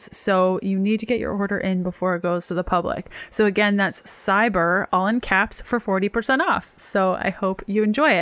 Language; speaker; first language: English; native; English